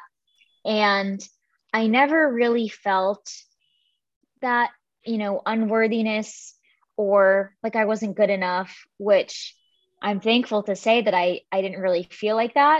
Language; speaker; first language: English; native; English